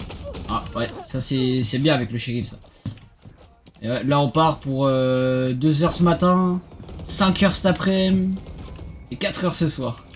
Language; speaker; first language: French; native; French